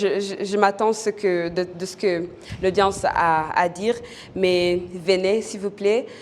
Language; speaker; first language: French; non-native, local second language; Kinyarwanda